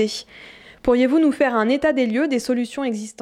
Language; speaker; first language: French; native; French